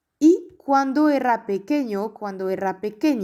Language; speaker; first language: Spanish; non-native, fluent; French